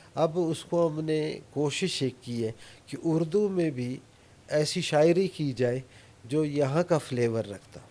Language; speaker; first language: Urdu; non-native, local second language; Brahui